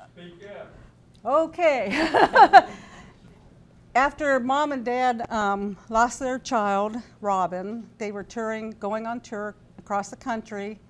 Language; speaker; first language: English; native; English